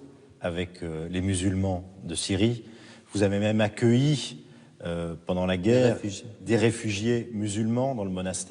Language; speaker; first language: French; native; French